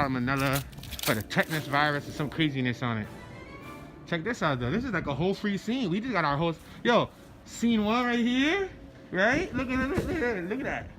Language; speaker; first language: English; native; English